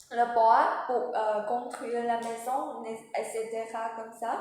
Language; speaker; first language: French; non-native, learner; Vietnamese